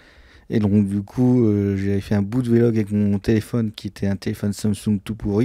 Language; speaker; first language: French; native; French